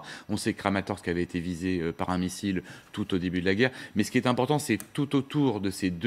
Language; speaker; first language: French; native; French